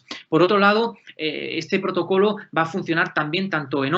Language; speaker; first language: Spanish; native; Spanish